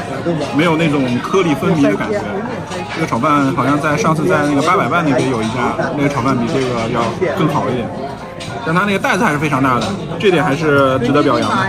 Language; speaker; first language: Chinese; native; Chinese